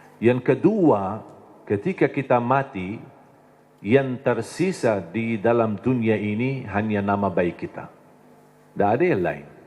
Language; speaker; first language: Indonesian; non-native, fluent; Arabic